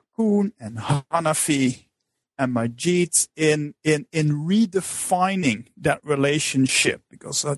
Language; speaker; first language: English; non-native, fluent; Dutch